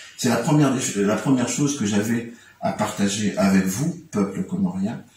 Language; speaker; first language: French; non-native, local second language; Comorian